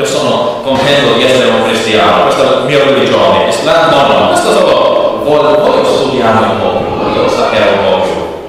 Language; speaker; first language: Italian; non-native, learner; English